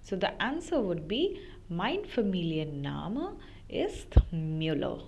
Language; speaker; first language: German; non-native, fluent; Hindi